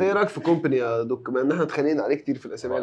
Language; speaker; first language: Arabic; native; Arabic